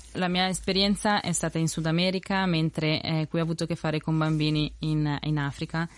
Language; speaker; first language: Italian; early bilingual, other home language; Spanish